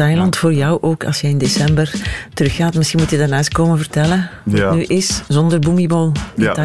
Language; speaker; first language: Dutch; native; Dutch